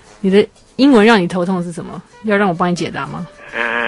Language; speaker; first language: Chinese; native; Chinese